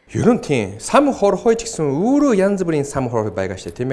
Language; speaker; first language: Mongolian; non-native, fluent; Japanese